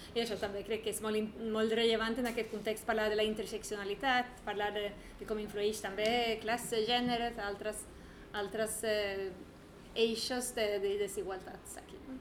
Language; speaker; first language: Catalan; non-native, fluent; Swedish